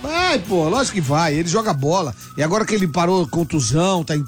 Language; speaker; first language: Portuguese; native; Portuguese